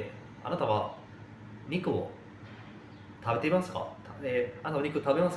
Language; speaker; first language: Japanese; non-native, fluent; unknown